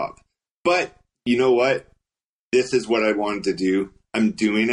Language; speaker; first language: English; native; English